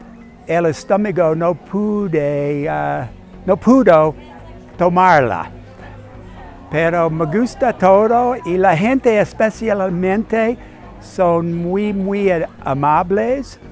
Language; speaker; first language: Spanish; non-native, learner; English